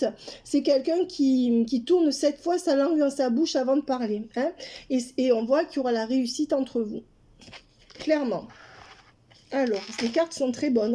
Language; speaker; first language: French; native; French